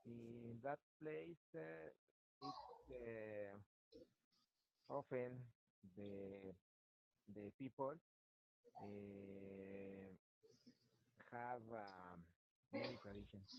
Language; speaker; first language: English; non-native, learner; Spanish